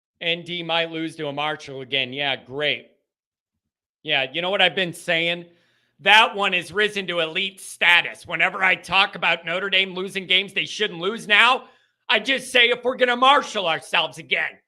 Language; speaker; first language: English; native; English